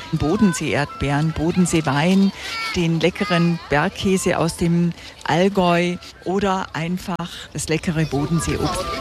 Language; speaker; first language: German; native; German